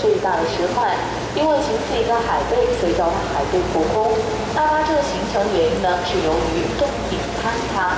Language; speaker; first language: Chinese; native; Chinese